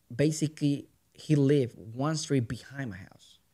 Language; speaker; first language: English; non-native, learner; Spanish